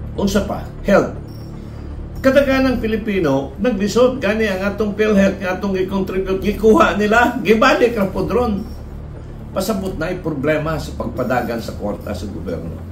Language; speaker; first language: Cebuano; native; Cebuano